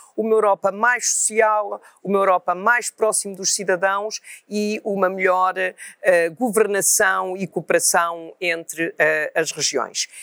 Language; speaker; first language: Portuguese; native; Portuguese